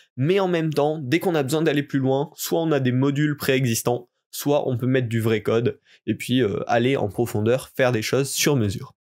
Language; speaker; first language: French; native; French